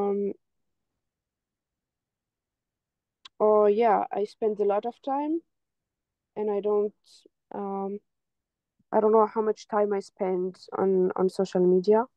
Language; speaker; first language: English; non-native, fluent; French